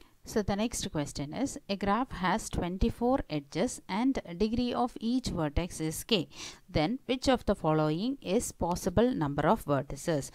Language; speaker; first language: English; non-native, local second language; Malayalam